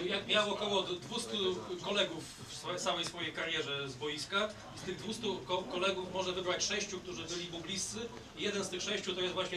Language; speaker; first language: Polish; native; Polish